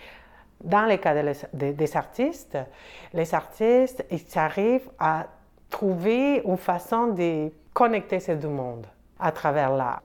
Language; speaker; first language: French; non-native, fluent; Spanish